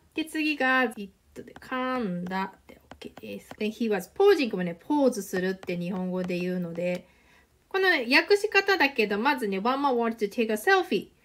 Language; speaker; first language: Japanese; native; Japanese